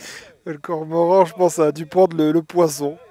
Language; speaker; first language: French; native; French